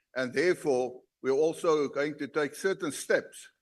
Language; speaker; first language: English; non-native, local second language; Afrikaans